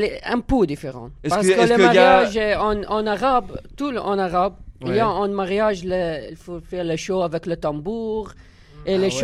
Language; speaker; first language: French; non-native, learner; Arabic